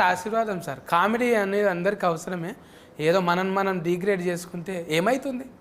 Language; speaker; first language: Telugu; native; Telugu